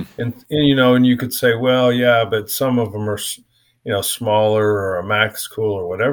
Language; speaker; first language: English; native; English